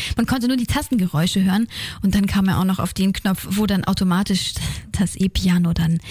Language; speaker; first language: German; native; German